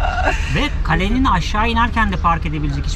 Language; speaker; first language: Turkish; native; Turkish